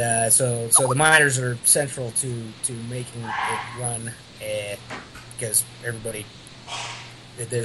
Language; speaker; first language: English; native; English